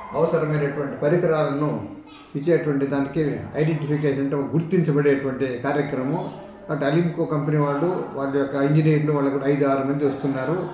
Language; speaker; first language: Telugu; native; Telugu